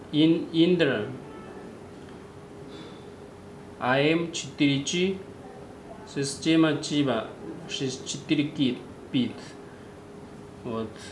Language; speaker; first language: Russian; non-native, learner; Chinese